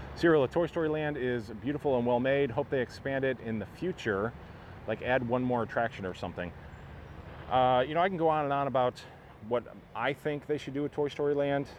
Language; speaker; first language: English; native; English